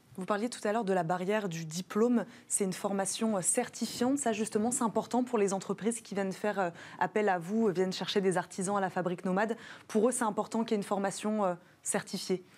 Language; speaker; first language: French; native; French